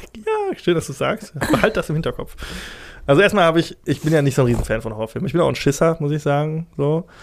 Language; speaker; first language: German; native; German